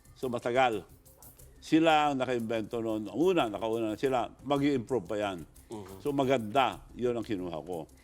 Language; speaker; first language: Filipino; non-native, local second language; Iloko